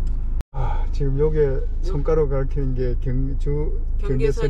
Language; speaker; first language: Korean; native; Korean